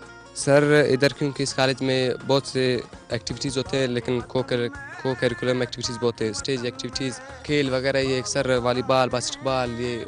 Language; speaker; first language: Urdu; non-native, local second language; Pashto